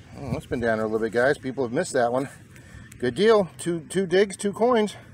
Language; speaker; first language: English; native; English